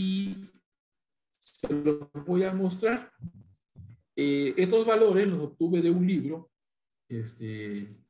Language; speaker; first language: Spanish; native; Spanish